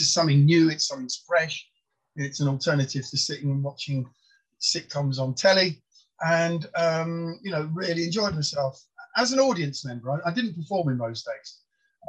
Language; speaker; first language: English; non-native, local second language; Polish